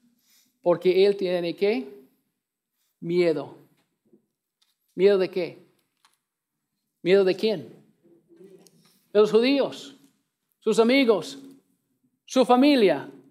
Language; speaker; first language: Spanish; non-native, learner; English